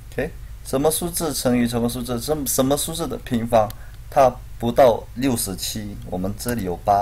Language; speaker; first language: Chinese; non-native, fluent; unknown